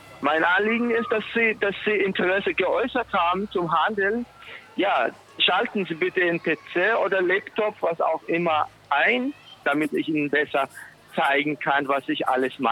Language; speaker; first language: German; non-native, fluent; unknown